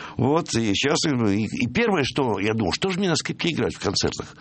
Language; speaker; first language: Russian; native; Russian